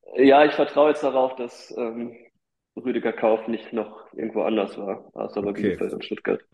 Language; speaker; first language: German; native; German